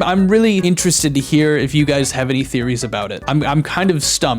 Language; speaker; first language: English; native; English